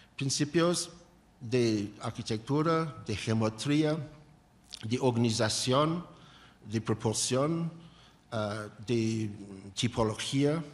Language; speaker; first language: Spanish; non-native, learner; English